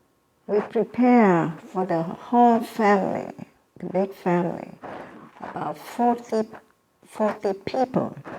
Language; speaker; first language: English; non-native, learner; Vietnamese